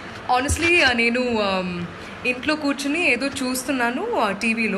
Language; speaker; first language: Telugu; non-native, fluent; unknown